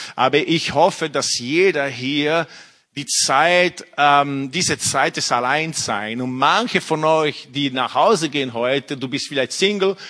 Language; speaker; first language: German; non-native, fluent; Italian